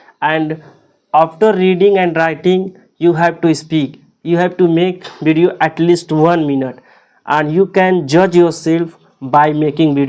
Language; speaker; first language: English; non-native, local second language; Hindi